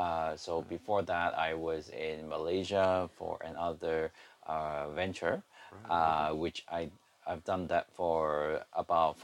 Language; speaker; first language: English; non-native, local second language; Cantonese